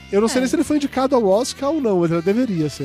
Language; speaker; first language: Portuguese; native; Portuguese